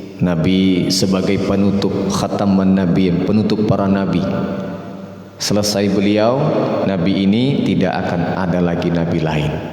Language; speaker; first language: Malay; native; Malay